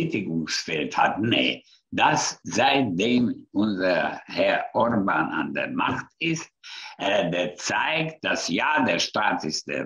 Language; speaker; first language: German; non-native, fluent; Hungarian